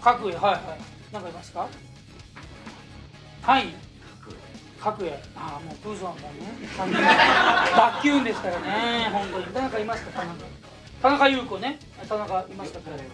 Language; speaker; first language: Japanese; native; Japanese